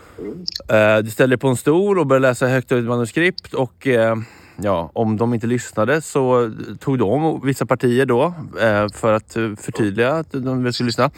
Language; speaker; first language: Swedish; native; Swedish